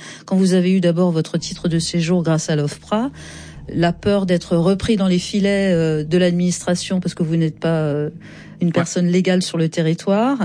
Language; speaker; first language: French; native; French